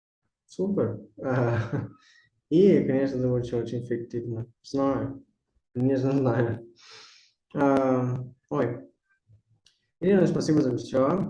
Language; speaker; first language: Russian; non-native, learner; Portuguese